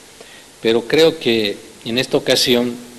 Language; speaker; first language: Spanish; native; Spanish